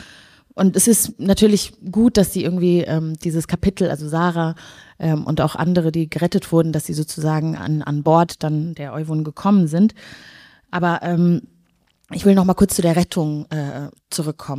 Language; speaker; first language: German; native; German